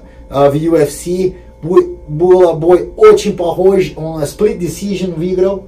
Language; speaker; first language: Russian; non-native, fluent; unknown